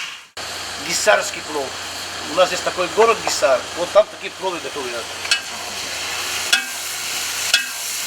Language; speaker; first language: Russian; non-native, local second language; Tajik